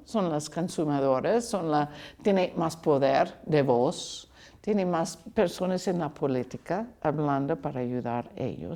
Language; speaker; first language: Spanish; non-native, learner; English